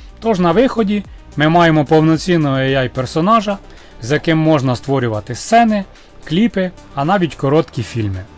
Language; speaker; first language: Ukrainian; native; Ukrainian